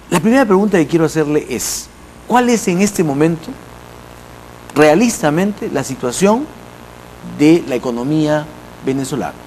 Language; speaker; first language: Spanish; native; Spanish